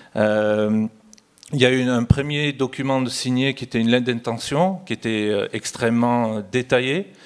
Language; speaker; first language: French; native; French